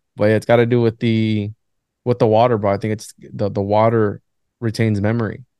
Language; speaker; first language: English; native; English